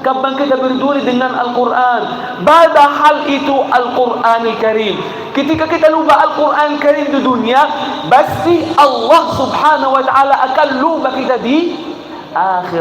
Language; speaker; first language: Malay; non-native, fluent; Arabic